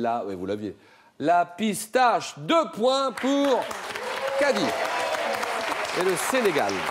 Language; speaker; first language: French; native; French